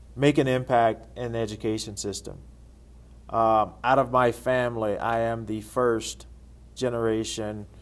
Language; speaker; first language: English; native; English